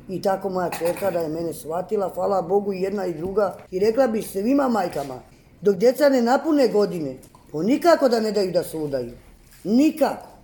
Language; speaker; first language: Serbian; non-native, local second language; Romany